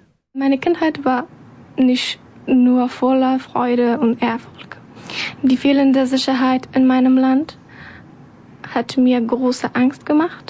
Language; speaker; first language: German; non-native, learner; Persian